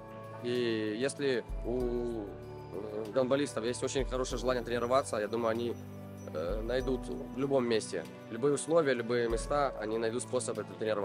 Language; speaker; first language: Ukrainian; non-native, local second language; Russian